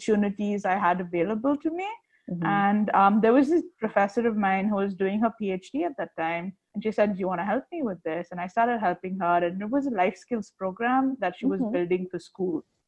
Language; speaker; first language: English; non-native, local second language; Tamil